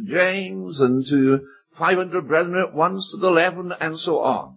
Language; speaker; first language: English; native; English